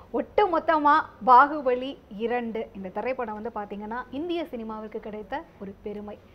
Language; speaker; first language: Tamil; native; Tamil